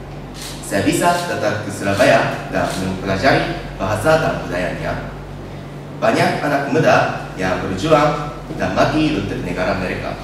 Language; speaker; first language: Indonesian; non-native, learner; Japanese